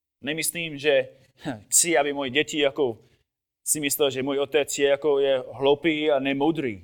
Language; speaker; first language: Czech; non-native, fluent; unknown